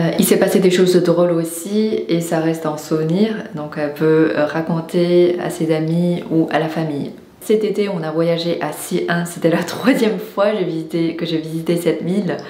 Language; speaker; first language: French; non-native, fluent; Chinese